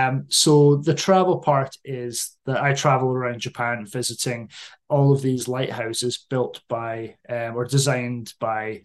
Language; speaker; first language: English; native; English